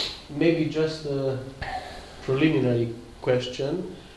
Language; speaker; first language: English; non-native, fluent; Romanian